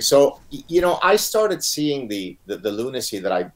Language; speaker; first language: English; non-native, fluent; Arabic